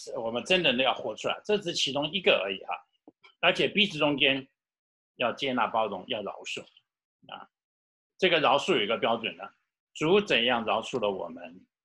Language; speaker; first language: Chinese; native; Chinese